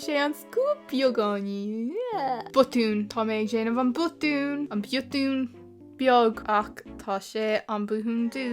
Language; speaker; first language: Irish; non-native, local second language; English